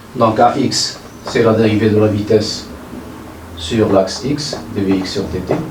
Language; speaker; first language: French; non-native, local second language; Arabic